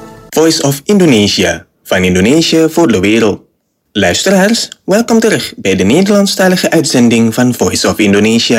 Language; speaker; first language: Dutch; non-native, fluent; Indonesian